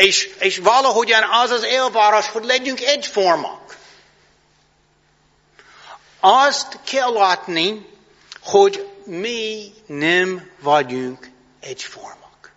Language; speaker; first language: Hungarian; non-native, fluent; English